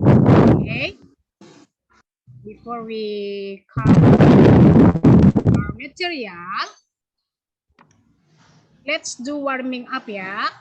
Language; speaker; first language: English; non-native, learner; Indonesian